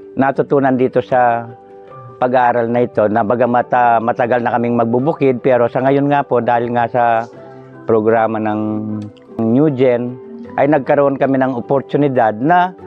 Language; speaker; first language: Filipino; non-native, local second language; Pampanga